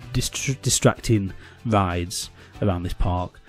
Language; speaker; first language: English; native; English